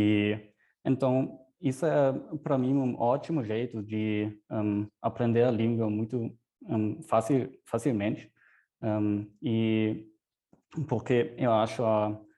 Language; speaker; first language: Portuguese; non-native, fluent; German